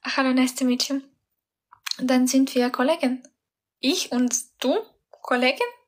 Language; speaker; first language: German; non-native, learner; Ukrainian